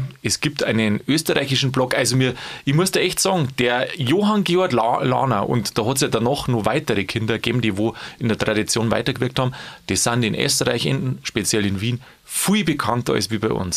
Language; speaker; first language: German; native; German